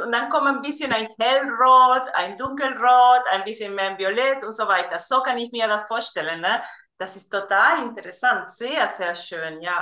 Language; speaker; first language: German; non-native, fluent; Spanish